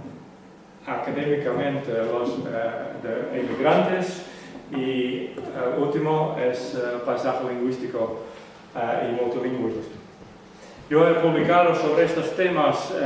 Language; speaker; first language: Spanish; non-native, learner; Western Frisian